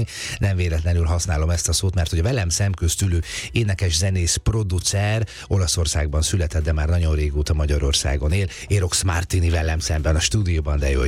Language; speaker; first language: Hungarian; native; Hungarian